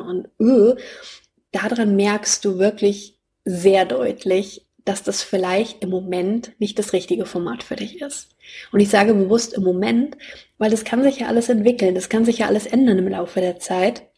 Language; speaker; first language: German; native; German